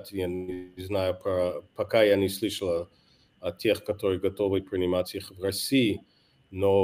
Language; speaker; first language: Russian; non-native, fluent; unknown